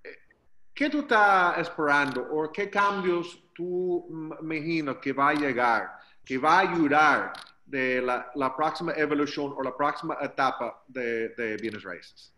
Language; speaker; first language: Spanish; non-native, learner; English